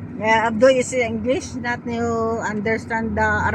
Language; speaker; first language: English; non-native, learner; Filipino